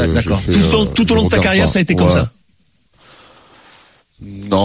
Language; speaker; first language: French; native; French